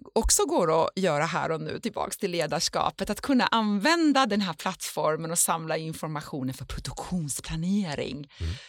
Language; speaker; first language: Swedish; non-native, fluent; Persian